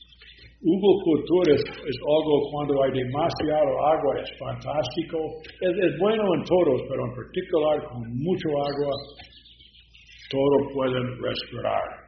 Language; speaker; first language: Spanish; non-native, learner; English